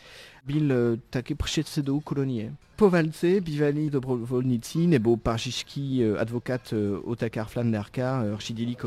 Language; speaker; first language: Czech; non-native, fluent; French